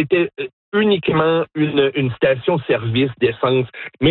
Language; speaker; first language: French; native; French